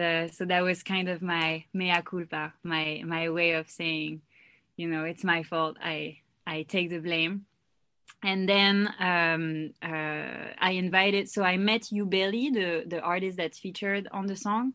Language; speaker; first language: English; non-native, fluent; French